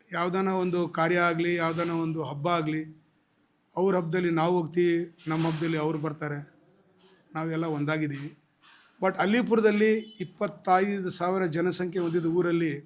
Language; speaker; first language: Kannada; non-native, local second language; Urdu